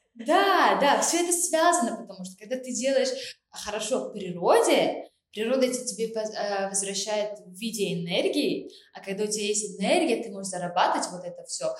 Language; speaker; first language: Russian; non-native, local second language; Uzbek